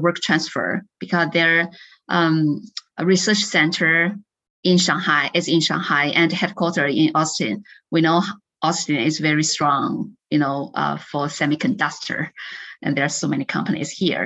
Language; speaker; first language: English; non-native, fluent; Chinese